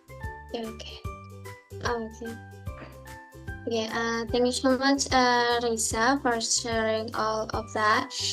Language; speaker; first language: English; non-native, learner; Indonesian